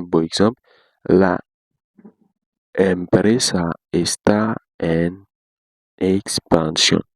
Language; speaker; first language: Spanish; non-native, learner; Haitian Creole